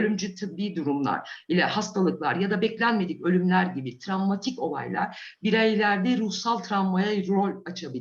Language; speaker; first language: Turkish; native; Turkish